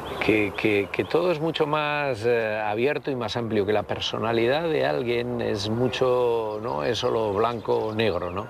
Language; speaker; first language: Spanish; native; Spanish